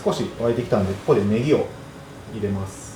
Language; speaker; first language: Japanese; native; Japanese